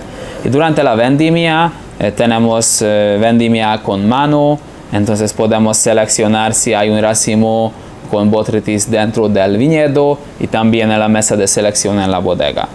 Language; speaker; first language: Spanish; non-native, fluent; Hungarian